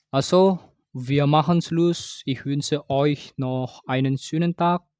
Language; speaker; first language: German; non-native, fluent; Indonesian